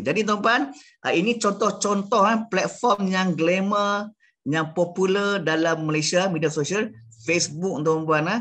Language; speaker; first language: Malay; native; Malay